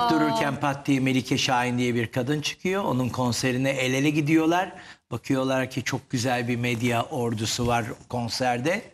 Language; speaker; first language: Turkish; native; Turkish